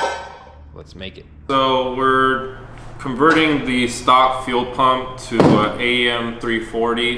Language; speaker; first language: English; native; English